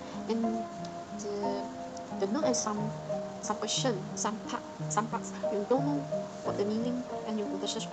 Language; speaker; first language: English; non-native, learner; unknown